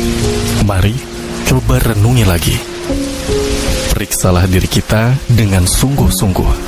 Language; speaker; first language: Indonesian; native; Indonesian